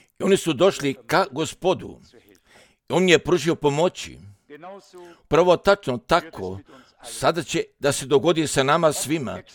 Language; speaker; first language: Croatian; early bilingual, heritage; Serbian